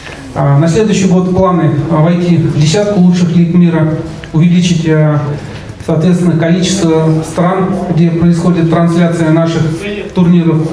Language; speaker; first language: Russian; native; Russian